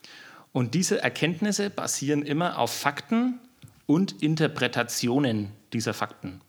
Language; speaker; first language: German; native; German